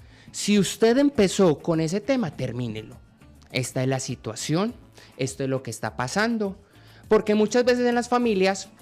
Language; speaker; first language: Spanish; native; Spanish